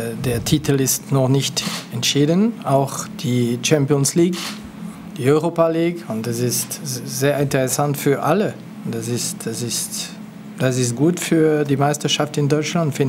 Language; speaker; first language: German; non-native, local second language; French